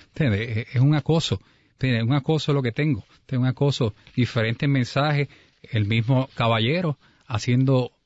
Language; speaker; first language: Spanish; native; Spanish